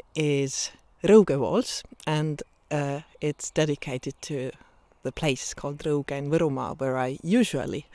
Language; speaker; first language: English; non-native, fluent; Estonian